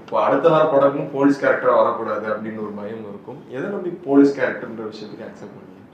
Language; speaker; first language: Tamil; native; Tamil